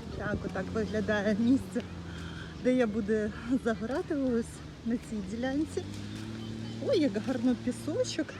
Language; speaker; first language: Ukrainian; non-native, local second language; Russian